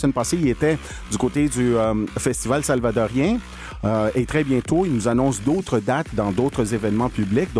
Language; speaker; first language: French; non-native, fluent; Spanish